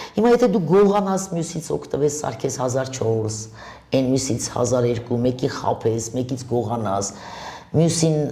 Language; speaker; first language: Armenian; native; Armenian